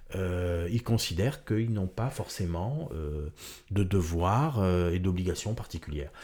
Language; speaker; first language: French; native; French